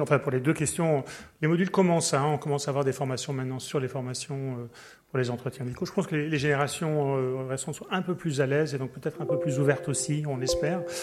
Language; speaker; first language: French; native; French